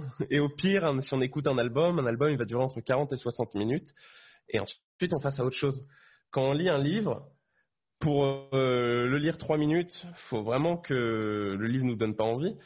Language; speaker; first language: French; native; French